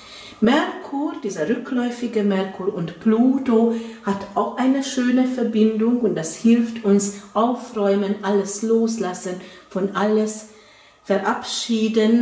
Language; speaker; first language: German; non-native, fluent; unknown